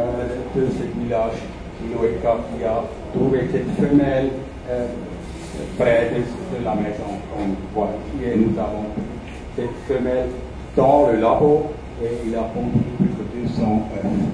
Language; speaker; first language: French; non-native, fluent; German